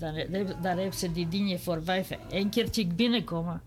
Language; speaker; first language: Dutch; non-native, learner; Serbian